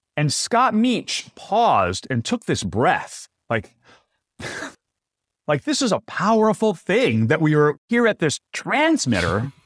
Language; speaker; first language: English; native; English